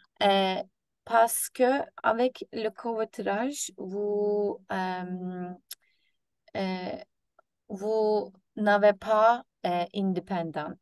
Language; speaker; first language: French; non-native, learner; Turkish